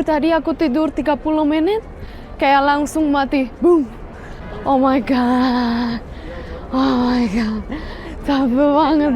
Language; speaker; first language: Indonesian; non-native, fluent; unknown